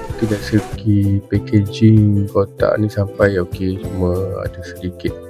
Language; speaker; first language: Malay; native; Malay